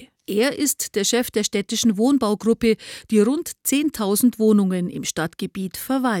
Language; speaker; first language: German; native; German